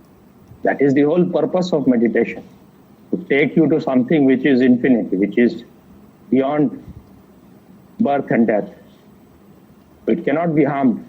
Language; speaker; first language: English; non-native, fluent; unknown